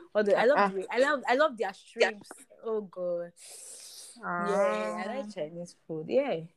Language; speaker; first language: English; non-native, local second language; Yoruba